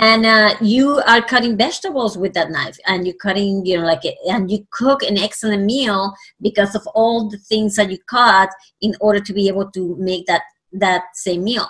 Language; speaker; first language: English; non-native, fluent; Spanish